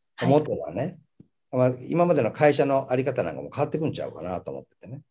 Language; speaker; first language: Japanese; early bilingual, heritage; Japanese